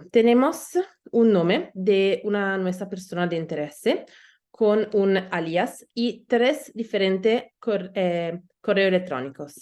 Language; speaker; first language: Spanish; non-native, learner; Italian